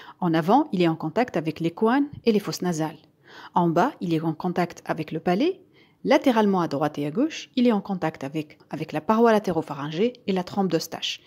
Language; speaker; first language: French; non-native, local second language; Arabic